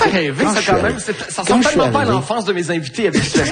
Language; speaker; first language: French; native; French